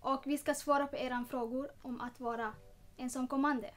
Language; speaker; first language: Swedish; non-native, learner; Tigrinya